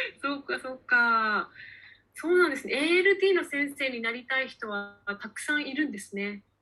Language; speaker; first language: Japanese; native; Japanese